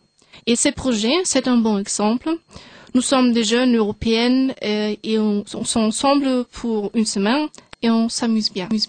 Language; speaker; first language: French; non-native, learner; German